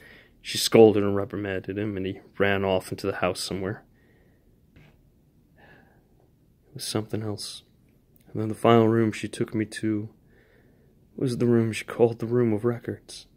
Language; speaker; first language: English; native; English